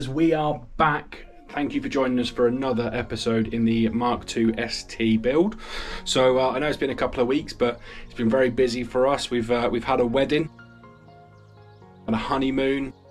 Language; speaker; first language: English; native; English